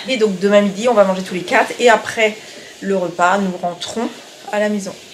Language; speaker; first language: French; native; French